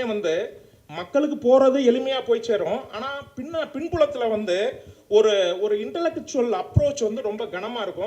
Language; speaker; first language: Tamil; native; Tamil